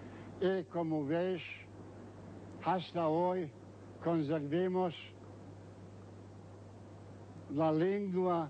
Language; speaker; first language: Spanish; early bilingual, heritage; Ladino